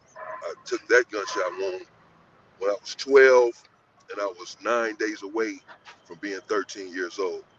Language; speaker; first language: English; native; English